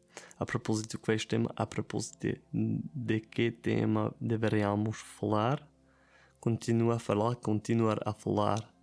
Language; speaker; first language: Portuguese; non-native, learner; German